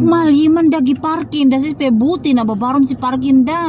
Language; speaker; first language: German; non-native, learner; Cebuano